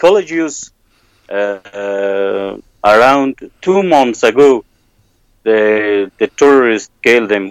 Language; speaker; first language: English; non-native, learner; Persian